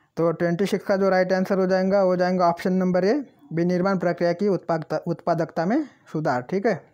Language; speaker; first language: Hindi; non-native, local second language; Marathi